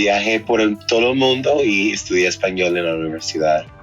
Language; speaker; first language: Spanish; non-native, fluent; English